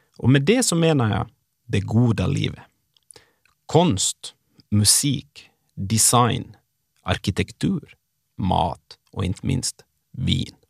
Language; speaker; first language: Swedish; native; Swedish